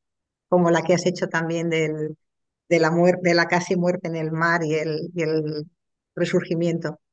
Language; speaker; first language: Spanish; native; Spanish